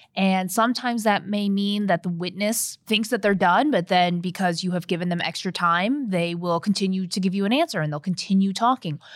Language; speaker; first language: English; early bilingual, other home language; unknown